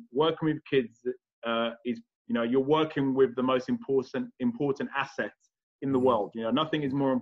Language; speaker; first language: English; native; English